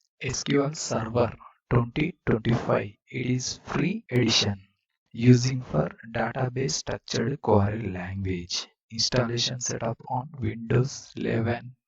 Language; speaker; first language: English; non-native, learner; Telugu